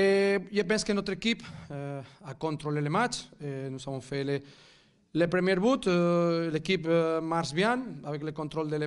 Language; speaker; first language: French; non-native, fluent; Catalan